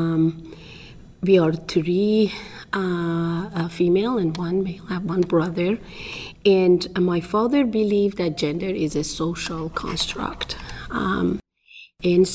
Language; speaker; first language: English; non-native, fluent; Persian